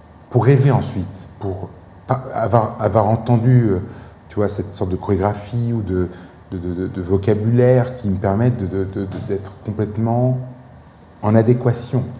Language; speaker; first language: French; native; French